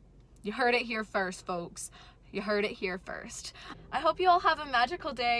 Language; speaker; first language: English; native; English